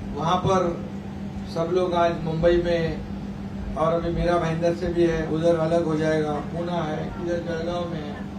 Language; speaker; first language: Hindi; non-native, local second language; Marathi